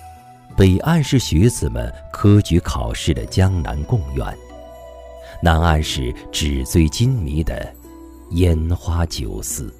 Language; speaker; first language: Chinese; native; Chinese